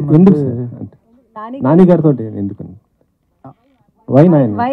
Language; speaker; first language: Telugu; native; Telugu